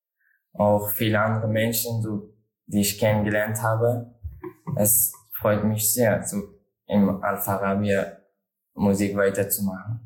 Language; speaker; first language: German; non-native, learner; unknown